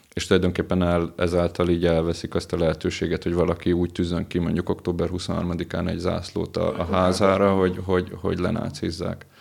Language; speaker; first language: Hungarian; native; Hungarian